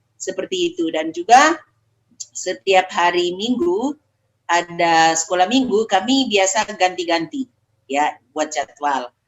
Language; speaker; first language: Indonesian; native; Indonesian